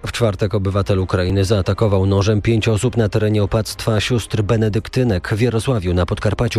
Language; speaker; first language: Polish; native; Polish